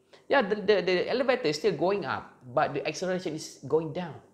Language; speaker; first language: English; non-native, local second language; Malay